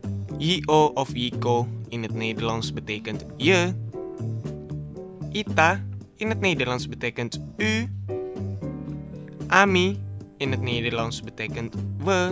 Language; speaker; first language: Dutch; non-native, learner; Indonesian